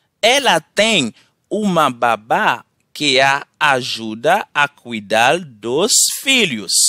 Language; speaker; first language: Portuguese; non-native, learner; Haitian Creole